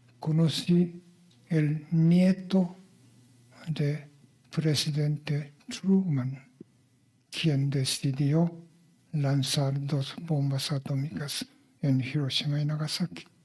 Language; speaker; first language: Spanish; non-native, fluent; Japanese